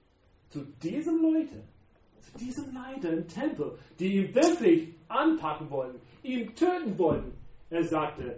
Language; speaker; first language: German; non-native, fluent; English